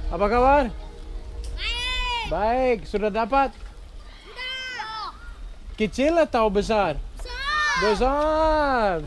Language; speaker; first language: Indonesian; non-native, learner; Danish